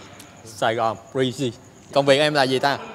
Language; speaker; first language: Vietnamese; native; Vietnamese